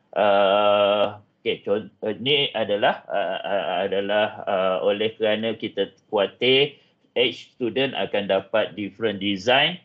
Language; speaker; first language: Malay; native; Malay